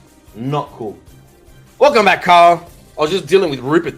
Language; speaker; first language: English; native; English